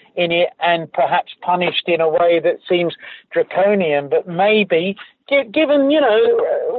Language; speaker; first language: English; native; English